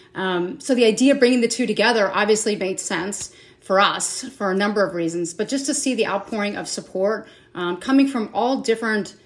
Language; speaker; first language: English; native; English